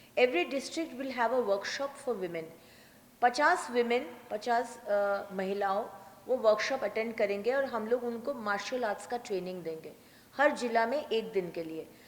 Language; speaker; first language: Hindi; non-native, local second language; Bangla